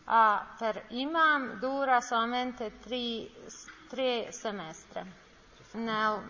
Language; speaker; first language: Italian; non-native, learner; Bosnian